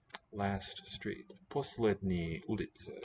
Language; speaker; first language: Czech; non-native, learner; English